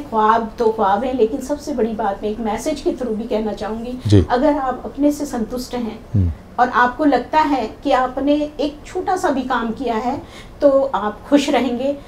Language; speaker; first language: Hindi; native; Hindi